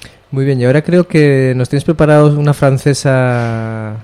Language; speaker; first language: Spanish; native; Spanish